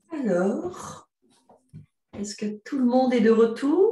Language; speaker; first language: French; native; French